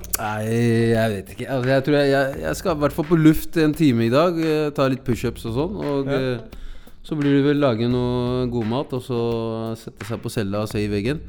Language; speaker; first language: Norwegian; native; Norwegian